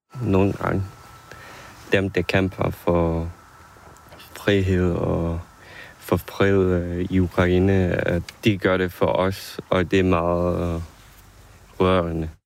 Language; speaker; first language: Danish; non-native, fluent; Ukrainian